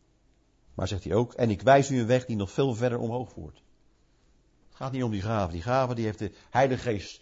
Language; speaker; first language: Dutch; native; Dutch